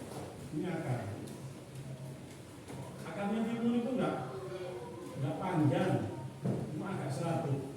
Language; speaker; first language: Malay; non-native, local second language; Javanese